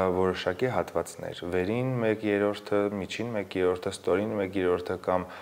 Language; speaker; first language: Armenian; native; Armenian